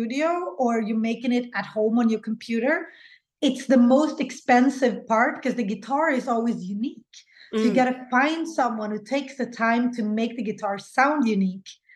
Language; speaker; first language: English; non-native, fluent; Swedish